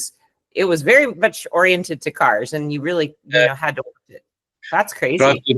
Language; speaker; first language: English; non-native, fluent; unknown